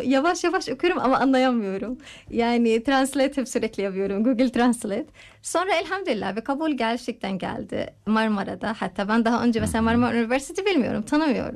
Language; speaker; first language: Turkish; non-native, learner; Arabic